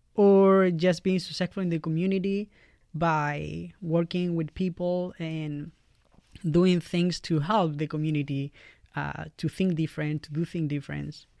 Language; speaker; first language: English; non-native, fluent; Spanish